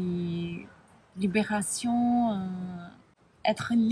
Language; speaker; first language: French; non-native, learner; Spanish